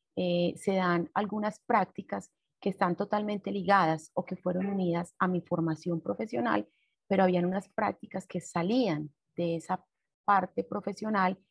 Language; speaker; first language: Spanish; native; Spanish